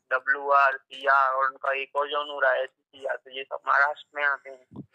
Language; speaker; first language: Hindi; native; Hindi